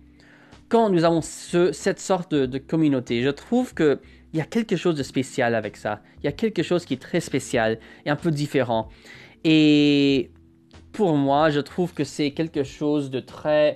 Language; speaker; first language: French; non-native, fluent; English